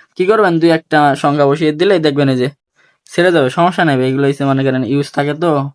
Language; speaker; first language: Bangla; native; Bangla